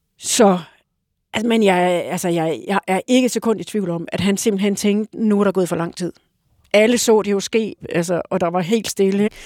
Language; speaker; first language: Danish; native; Danish